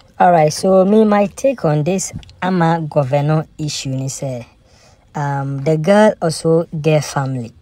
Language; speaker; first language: English; non-native, local second language; Akan